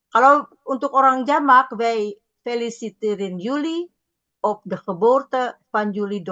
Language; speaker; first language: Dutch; non-native, fluent; Indonesian